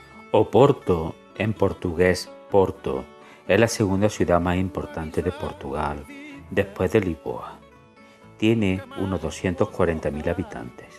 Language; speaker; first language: Spanish; native; Spanish